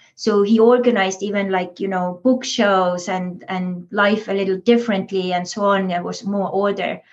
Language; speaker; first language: English; non-native, fluent; Estonian